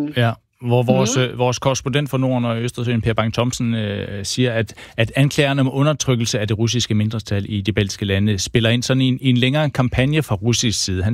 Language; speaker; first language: Danish; native; Danish